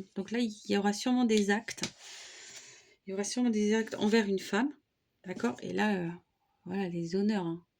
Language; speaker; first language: French; native; French